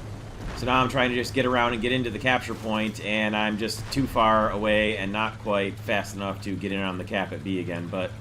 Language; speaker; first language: English; native; English